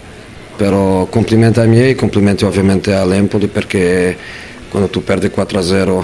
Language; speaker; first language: Italian; non-native, fluent; Portuguese